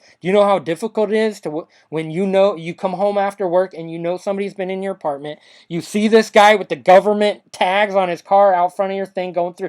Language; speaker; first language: English; native; English